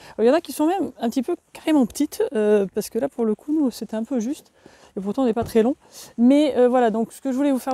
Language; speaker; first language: French; native; French